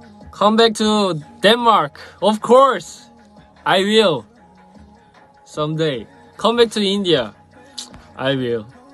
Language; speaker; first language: English; non-native, learner; Korean